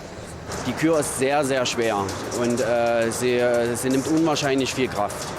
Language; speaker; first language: German; native; German